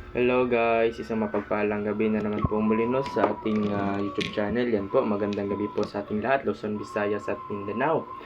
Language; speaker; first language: Filipino; non-native, local second language; Cebuano